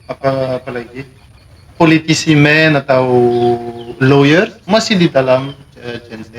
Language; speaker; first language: Indonesian; non-native, learner; Malagasy